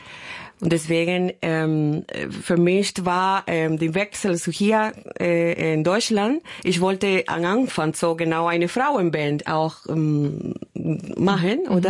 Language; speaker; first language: German; non-native, learner; Spanish